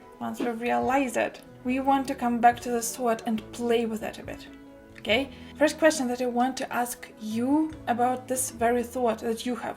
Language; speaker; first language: English; non-native, fluent; Russian